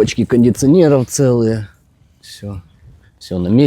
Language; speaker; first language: Russian; native; Russian